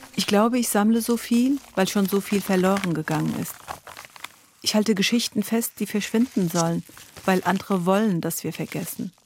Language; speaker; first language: German; early bilingual, other home language; Zaza